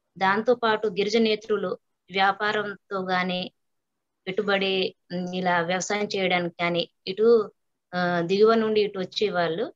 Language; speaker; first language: Telugu; non-native, local second language; Koya